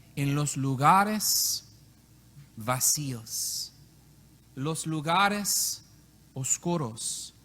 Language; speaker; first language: Spanish; non-native, learner; English